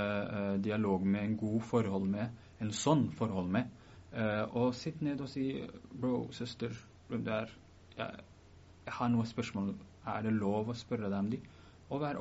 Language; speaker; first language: Norwegian; early bilingual, other home language; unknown